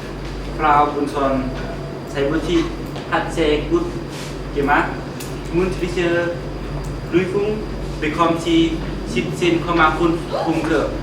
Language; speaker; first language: German; non-native, learner; Lao